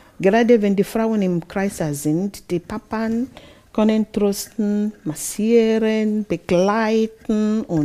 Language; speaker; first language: German; non-native, fluent; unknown